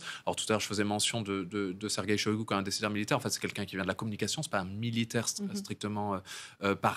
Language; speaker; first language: French; native; French